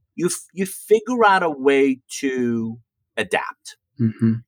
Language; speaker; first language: English; early bilingual, other home language; Persian